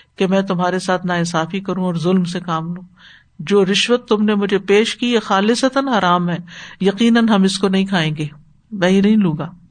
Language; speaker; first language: Urdu; native; Urdu